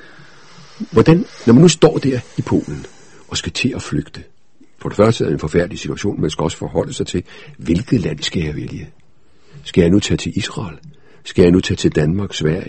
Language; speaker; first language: Danish; native; Danish